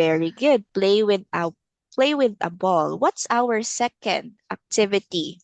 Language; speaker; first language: English; non-native, local second language; Filipino